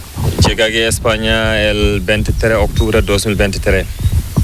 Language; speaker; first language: Spanish; non-native, learner; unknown